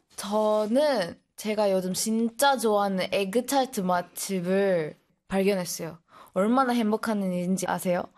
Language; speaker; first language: Korean; non-native, fluent; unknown